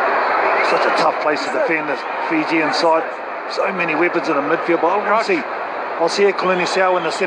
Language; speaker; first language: English; native; English